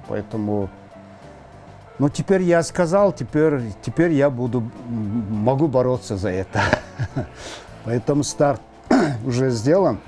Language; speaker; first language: Russian; non-native, local second language; Kyrgyz